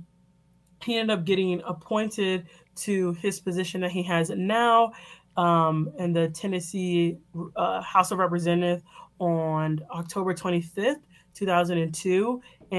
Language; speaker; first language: English; native; English